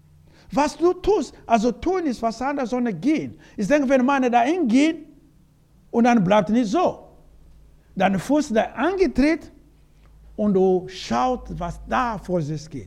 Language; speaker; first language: German; non-native, learner; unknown